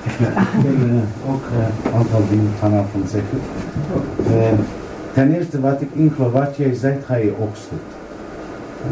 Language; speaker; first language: Dutch; non-native, learner; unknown